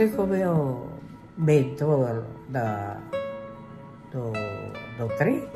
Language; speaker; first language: Portuguese; non-native, local second language; Japanese